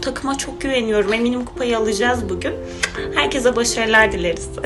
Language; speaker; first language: Turkish; native; Turkish